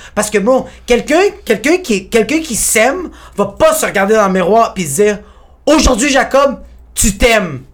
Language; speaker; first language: French; early bilingual, other home language; Spanish